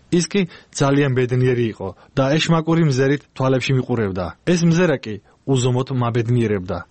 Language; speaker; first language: Georgian; non-native, local second language; Azerbaijani